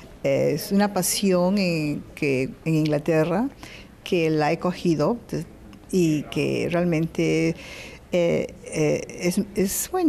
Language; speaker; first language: Spanish; non-native, fluent; English